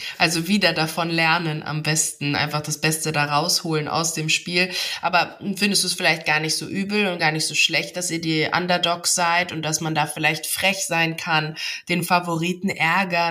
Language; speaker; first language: German; native; German